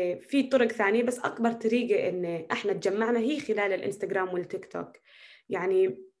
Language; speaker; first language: Arabic; native; Arabic